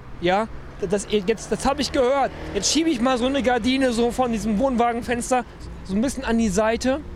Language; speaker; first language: German; native; German